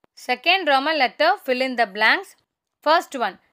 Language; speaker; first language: English; non-native, local second language; Tamil